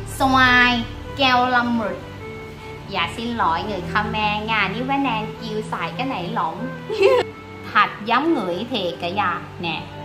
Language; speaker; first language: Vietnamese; non-native, learner; Thai